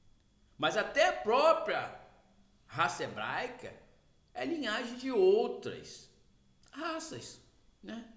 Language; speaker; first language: Portuguese; native; Portuguese